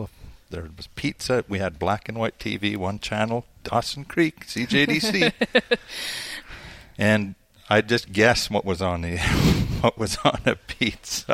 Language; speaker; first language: English; non-native, fluent; Cree